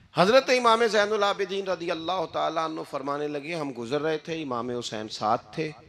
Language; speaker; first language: Urdu; non-native, local second language; Punjabi